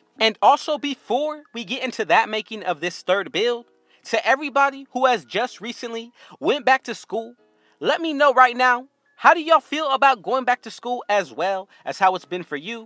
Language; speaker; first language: English; native; English